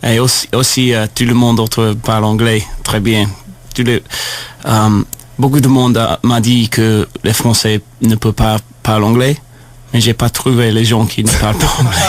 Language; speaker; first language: French; non-native, learner; English